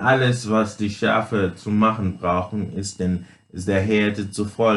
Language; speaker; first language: German; non-native, fluent; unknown